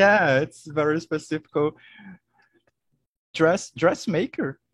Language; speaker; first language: English; non-native, learner; Portuguese